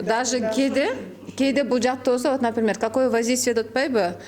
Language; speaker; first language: Russian; non-native, local second language; Kyrgyz